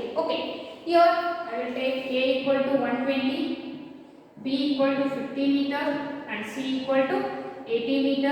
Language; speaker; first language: English; non-native, local second language; Kannada